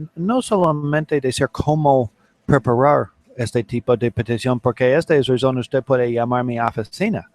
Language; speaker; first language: Spanish; non-native, learner; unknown